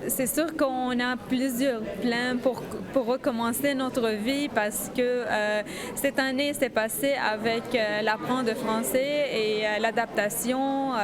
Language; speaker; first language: French; non-native, learner; Arabic